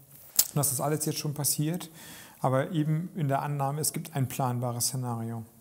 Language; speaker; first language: German; native; German